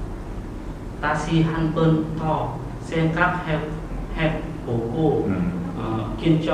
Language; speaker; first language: Korean; non-native, learner; Vietnamese